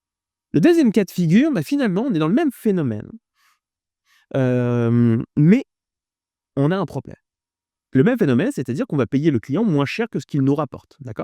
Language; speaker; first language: French; native; French